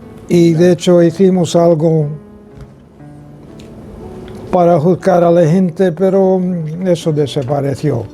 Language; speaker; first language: Spanish; non-native, fluent; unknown